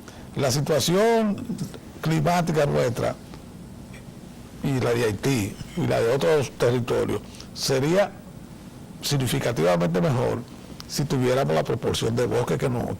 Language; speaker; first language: Spanish; native; Spanish